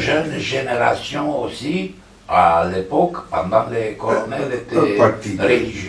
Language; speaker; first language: French; non-native, fluent; Romanian